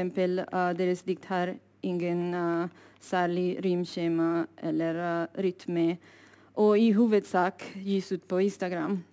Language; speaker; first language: Norwegian; non-native, fluent; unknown